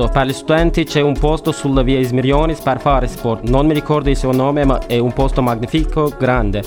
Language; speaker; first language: Italian; non-native, learner; Turkish